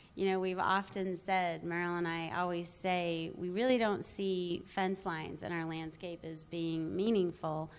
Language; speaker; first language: English; native; English